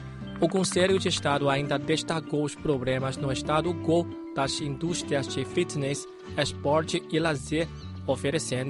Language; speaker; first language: Portuguese; non-native, fluent; Chinese